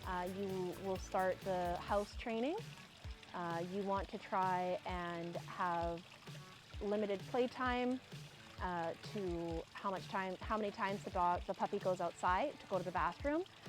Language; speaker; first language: English; native; English